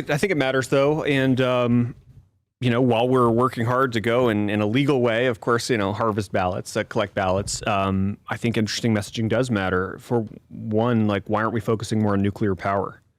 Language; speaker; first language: English; native; English